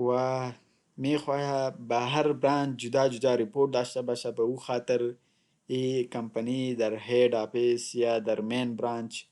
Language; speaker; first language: Persian; non-native, local second language; Pashto